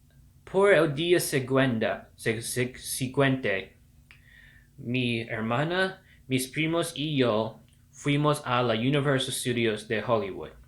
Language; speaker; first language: Spanish; non-native, learner; English